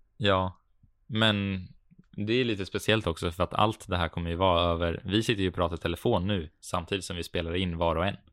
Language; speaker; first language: Swedish; native; Swedish